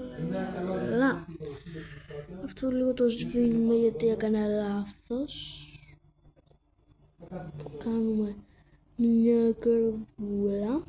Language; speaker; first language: Greek; native; Greek